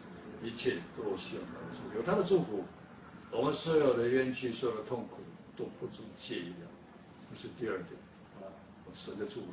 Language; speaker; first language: Chinese; native; Chinese